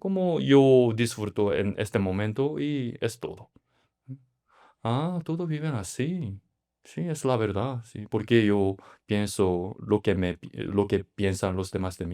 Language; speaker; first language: Spanish; non-native, learner; Korean